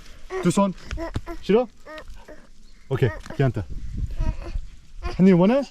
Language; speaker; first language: Korean; non-native, learner; English